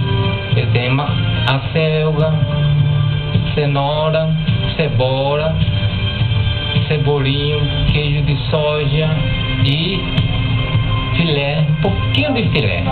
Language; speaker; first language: Portuguese; non-native, fluent; Japanese